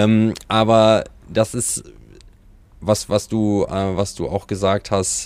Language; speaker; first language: German; native; German